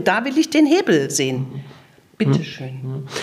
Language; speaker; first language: German; native; German